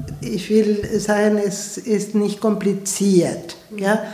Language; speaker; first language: German; non-native, fluent; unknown